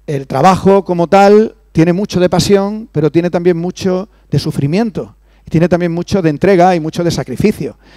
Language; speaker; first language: Spanish; native; Spanish